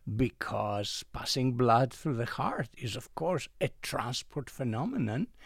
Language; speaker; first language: English; non-native, fluent; Greek